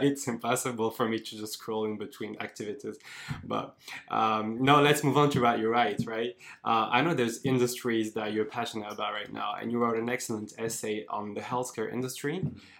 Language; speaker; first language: English; non-native, fluent; French